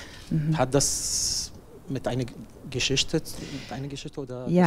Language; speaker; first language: German; non-native, learner; Arabic